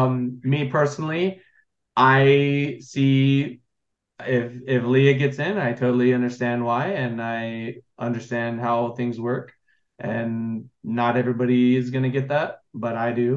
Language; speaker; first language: English; native; English